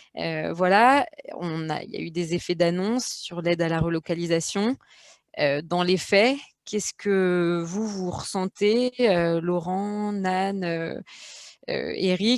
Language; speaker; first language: French; native; French